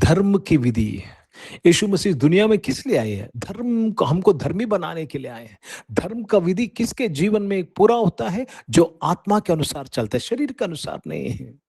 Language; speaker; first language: Hindi; non-native, local second language; Telugu